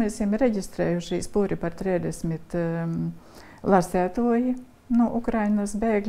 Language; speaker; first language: Latvian; native; Latvian